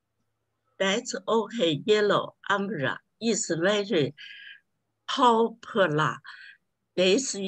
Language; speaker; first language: English; non-native, learner; Chinese